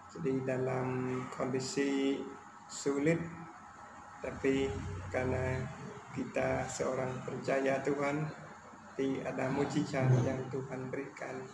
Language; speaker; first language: Indonesian; non-native, fluent; Khmer